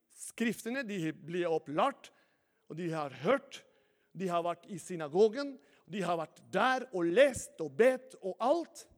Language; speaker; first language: Norwegian; non-native, fluent; Spanish